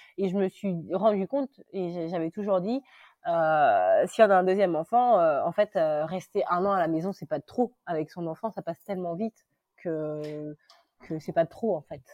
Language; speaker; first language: French; early bilingual, other home language; Lingala